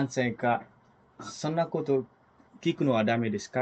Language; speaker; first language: Japanese; non-native, fluent; Indonesian